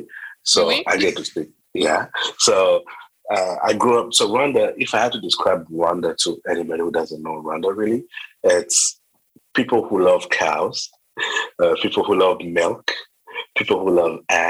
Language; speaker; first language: English; non-native, local second language; Kinyarwanda